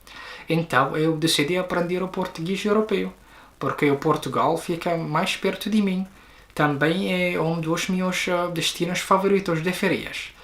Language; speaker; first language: Portuguese; non-native, learner; Arabic